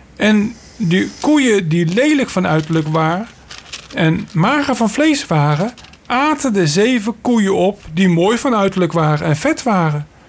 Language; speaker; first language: Dutch; native; Dutch